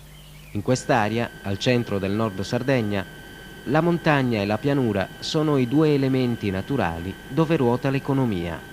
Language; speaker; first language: Italian; native; Italian